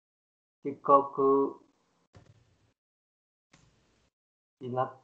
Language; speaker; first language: Japanese; non-native, learner; Chinese